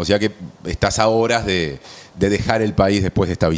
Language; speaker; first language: Spanish; native; Spanish